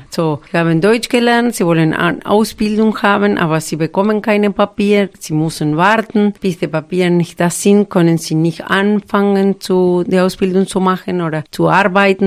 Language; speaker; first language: German; non-native, fluent; Spanish